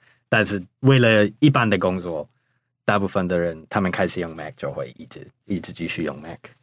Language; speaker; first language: Chinese; non-native, fluent; English